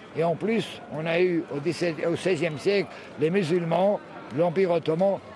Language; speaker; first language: French; early bilingual, heritage; French